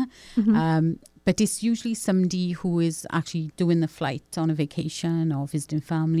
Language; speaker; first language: English; native; English